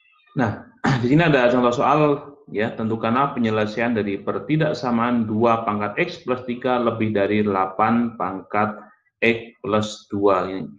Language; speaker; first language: Indonesian; native; Indonesian